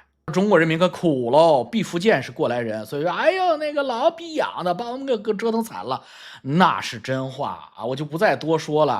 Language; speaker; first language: Chinese; native; Chinese